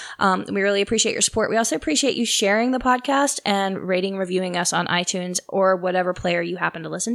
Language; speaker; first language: English; native; English